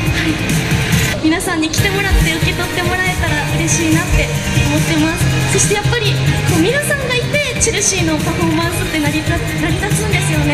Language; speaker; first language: Japanese; native; Japanese